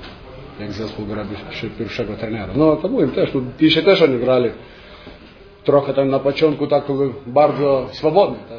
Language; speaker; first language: Polish; non-native, fluent; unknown